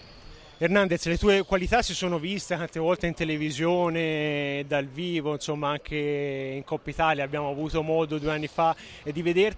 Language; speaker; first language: Italian; native; Italian